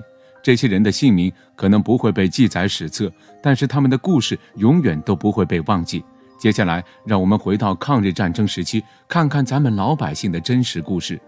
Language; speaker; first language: Chinese; native; Chinese